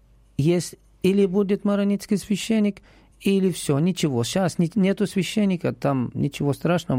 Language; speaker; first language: Russian; non-native, learner; Arabic